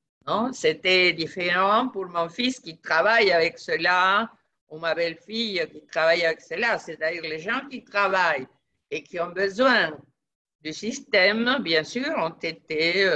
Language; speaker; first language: French; non-native, fluent; Spanish